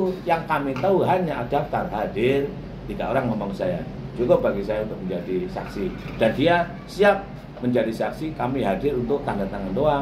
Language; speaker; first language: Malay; non-native, local second language; Javanese